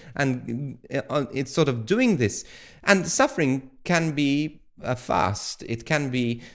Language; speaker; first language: English; native; English